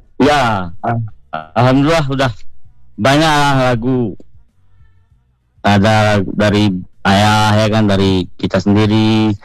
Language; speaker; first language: Indonesian; non-native, local second language; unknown